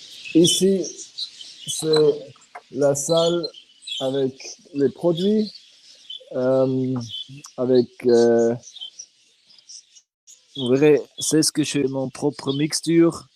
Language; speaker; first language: French; non-native, fluent; Swiss German